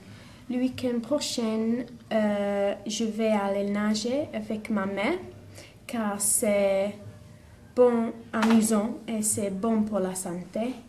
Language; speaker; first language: French; non-native, learner; English